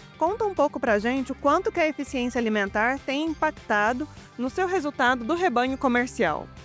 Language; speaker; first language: Portuguese; native; Portuguese